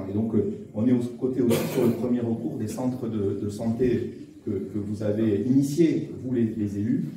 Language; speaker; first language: French; native; French